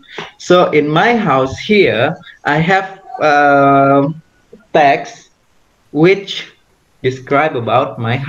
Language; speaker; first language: English; non-native, fluent; Indonesian